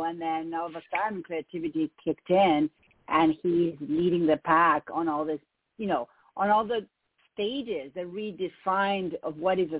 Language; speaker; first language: English; non-native, fluent; Spanish